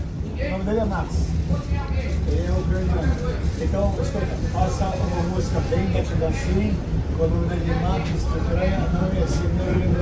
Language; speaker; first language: Portuguese; native; Portuguese